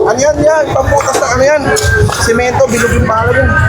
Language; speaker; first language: Filipino; native; Filipino